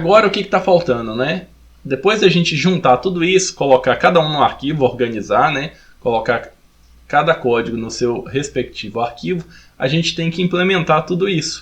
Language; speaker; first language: Portuguese; native; Portuguese